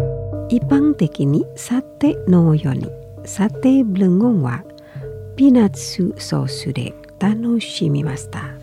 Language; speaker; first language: Japanese; non-native, fluent; Indonesian